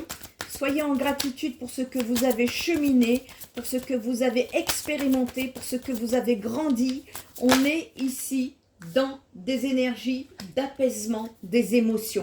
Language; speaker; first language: French; native; French